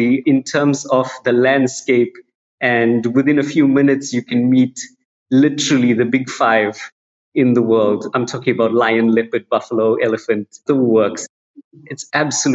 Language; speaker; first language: English; native; English